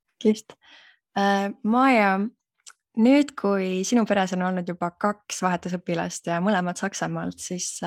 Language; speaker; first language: Estonian; native; Estonian